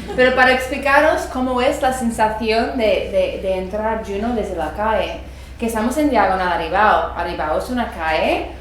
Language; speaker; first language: Spanish; early bilingual, other home language; English